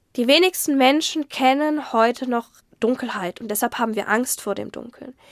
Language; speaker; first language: German; native; German